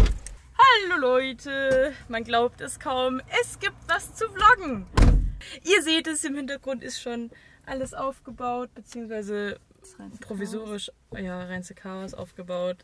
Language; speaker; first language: German; native; German